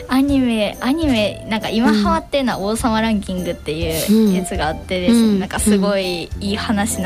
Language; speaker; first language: Japanese; native; Japanese